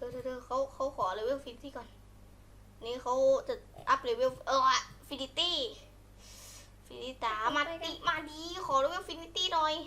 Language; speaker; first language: Thai; native; Thai